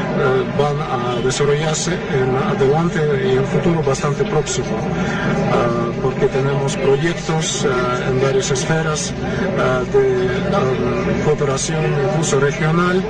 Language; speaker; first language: Spanish; non-native, fluent; Russian